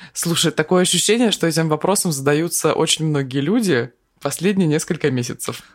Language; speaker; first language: Russian; native; Russian